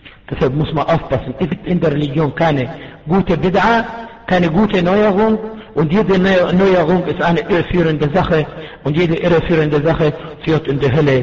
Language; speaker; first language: German; non-native, fluent; Arabic